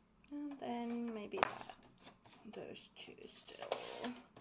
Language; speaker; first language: English; non-native, fluent; Finnish